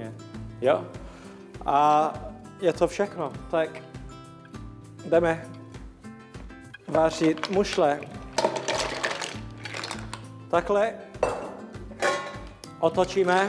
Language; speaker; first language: Czech; non-native, learner; English